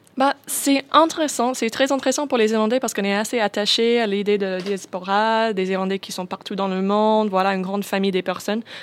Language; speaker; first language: French; non-native, fluent; English